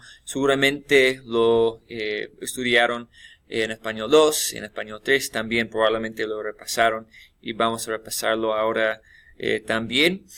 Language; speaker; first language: Spanish; non-native, fluent; English